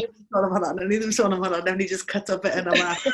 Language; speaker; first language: Welsh; native; Welsh